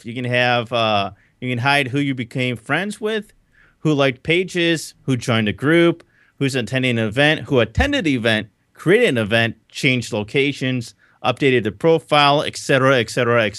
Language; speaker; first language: English; native; English